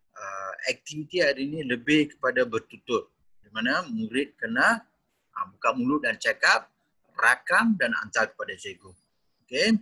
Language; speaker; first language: Malay; native; Malay